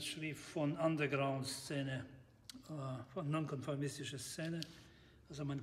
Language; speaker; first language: German; non-native, fluent; Russian